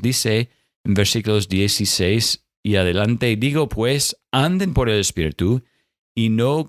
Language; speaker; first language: Spanish; non-native, fluent; English